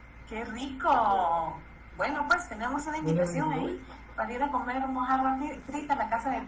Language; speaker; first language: Spanish; native; Spanish